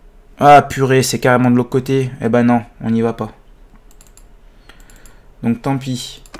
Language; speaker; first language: French; native; French